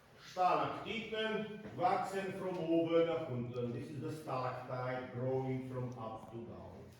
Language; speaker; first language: English; non-native, learner; Croatian